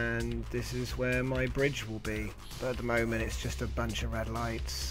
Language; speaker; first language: English; native; English